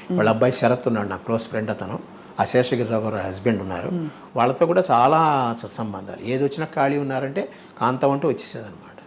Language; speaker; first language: Telugu; native; Telugu